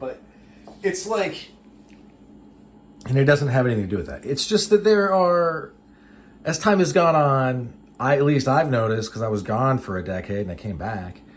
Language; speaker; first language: English; native; English